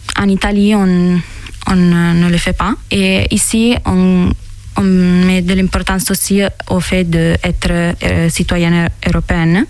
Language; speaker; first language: French; non-native, learner; Italian